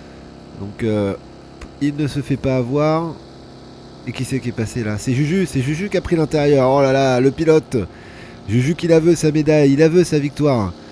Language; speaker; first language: French; native; French